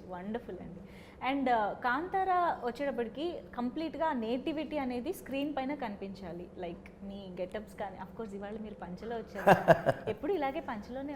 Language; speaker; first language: Telugu; native; Telugu